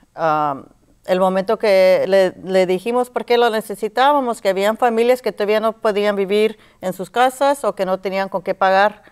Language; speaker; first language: Spanish; early bilingual, heritage; Spanish